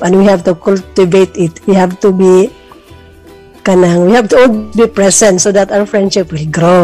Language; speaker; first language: English; non-native, local second language; Cebuano